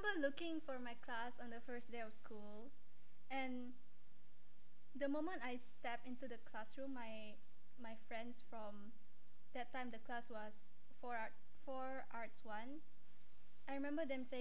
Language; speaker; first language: English; non-native, local second language; Malay